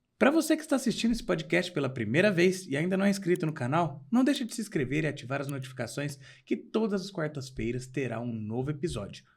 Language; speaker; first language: Portuguese; native; Portuguese